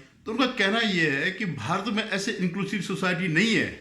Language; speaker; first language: Hindi; native; Hindi